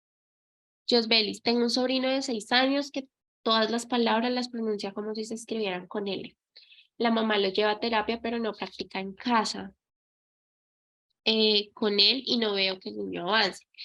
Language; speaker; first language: Spanish; native; Spanish